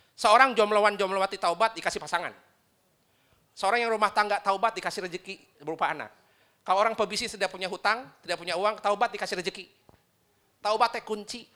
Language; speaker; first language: Indonesian; non-native, local second language; Sundanese